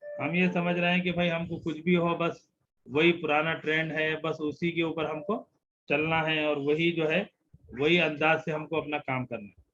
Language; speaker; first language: Urdu; native; Urdu